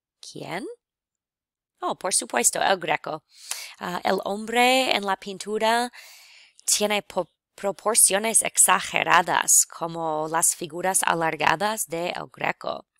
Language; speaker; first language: Spanish; non-native, fluent; English